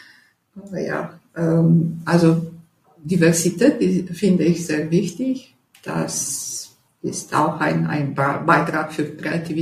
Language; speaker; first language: German; non-native, fluent; Romanian